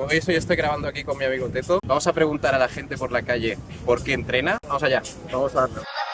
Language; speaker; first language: Spanish; native; Spanish